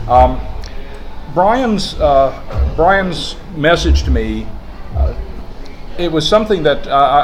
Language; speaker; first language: English; native; English